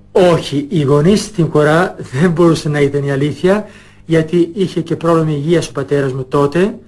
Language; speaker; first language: Greek; non-native, fluent; Albanian